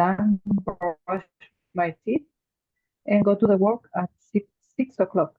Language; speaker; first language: English; non-native, learner; Spanish